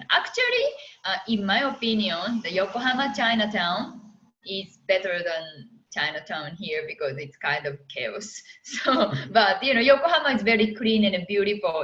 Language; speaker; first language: English; non-native, fluent; Japanese